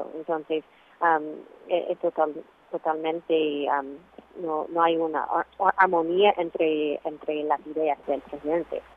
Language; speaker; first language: Spanish; non-native, fluent; English